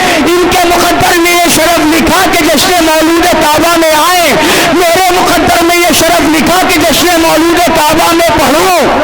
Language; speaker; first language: Urdu; native; Urdu